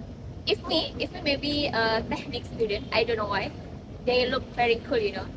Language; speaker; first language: English; non-native, learner; Indonesian